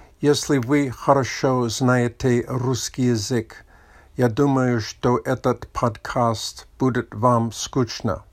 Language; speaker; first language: Russian; non-native, learner; English